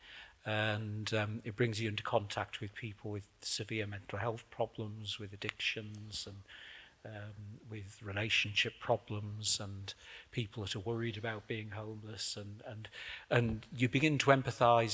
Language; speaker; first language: English; native; English